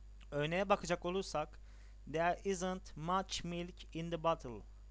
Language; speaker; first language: English; non-native, fluent; Turkish